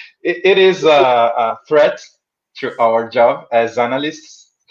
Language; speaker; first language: English; non-native, fluent; Portuguese